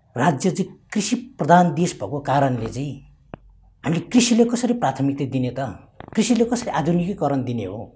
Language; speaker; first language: Nepali; non-native, local second language; Eastern Tamang